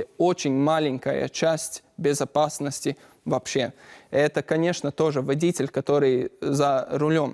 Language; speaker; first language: Russian; non-native, learner; Latvian